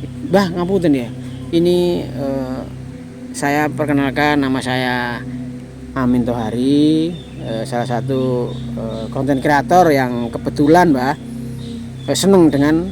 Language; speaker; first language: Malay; non-native, local second language; Javanese